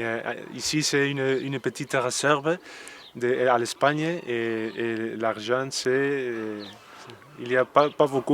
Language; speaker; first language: French; non-native, learner; Spanish